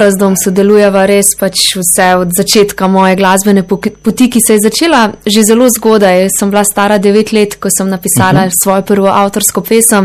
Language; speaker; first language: Slovenian; native; Slovenian